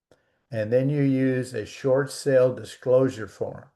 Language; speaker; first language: English; native; English